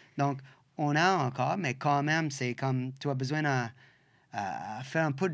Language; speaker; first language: French; non-native, fluent; English